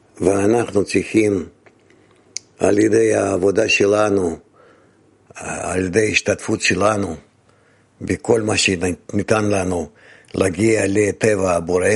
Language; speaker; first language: Hebrew; non-native, fluent; Russian